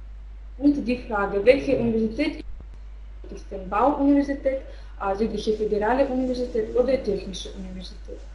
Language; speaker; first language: German; non-native, learner; Russian